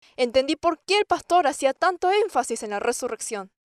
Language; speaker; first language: Spanish; non-native, fluent; English